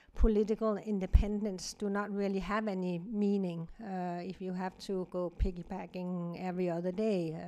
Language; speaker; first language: English; non-native, fluent; Kalaallisut